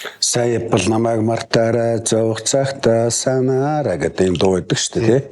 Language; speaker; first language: Mongolian; native; Mongolian